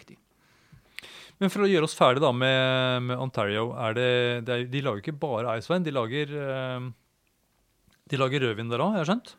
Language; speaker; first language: Norwegian; native; Norwegian